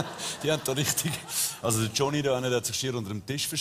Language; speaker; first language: German; native; German